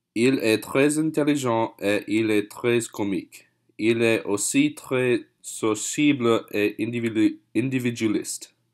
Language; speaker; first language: French; non-native, learner; English